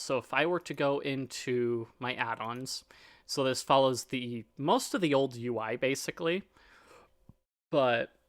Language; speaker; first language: English; native; English